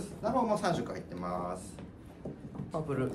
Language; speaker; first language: Japanese; native; Japanese